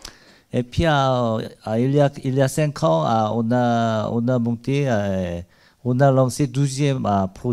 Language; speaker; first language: French; non-native, learner; Korean